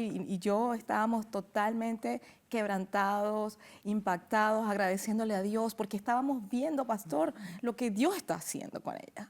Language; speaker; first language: Spanish; native; Spanish